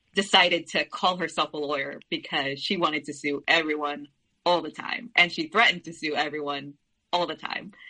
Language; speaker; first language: English; early bilingual, other home language; Spanish